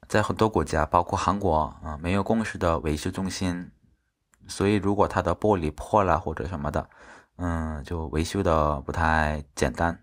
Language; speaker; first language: Chinese; non-native, fluent; Korean